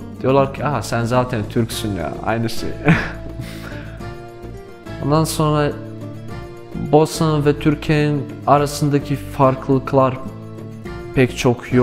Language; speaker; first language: Turkish; non-native, fluent; Bosnian